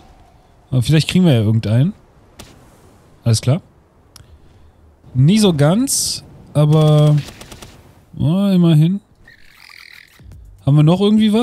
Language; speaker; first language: German; native; German